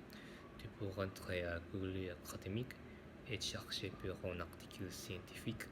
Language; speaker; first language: French; non-native, learner; Spanish